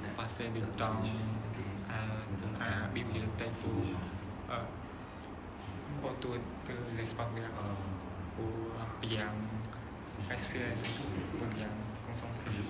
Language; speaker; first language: French; non-native, learner; Khmer